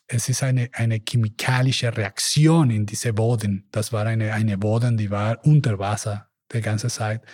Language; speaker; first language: German; non-native, learner; Spanish